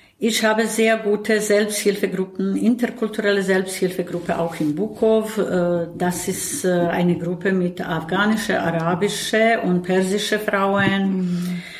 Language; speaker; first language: German; non-native, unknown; Bosnian